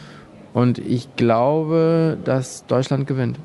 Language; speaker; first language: German; native; German